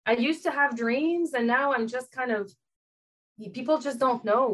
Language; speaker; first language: English; non-native, fluent; French